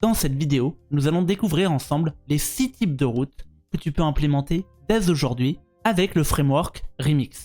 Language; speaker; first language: French; native; French